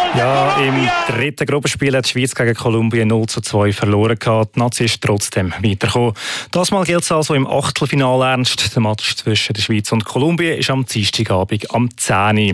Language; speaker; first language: German; native; German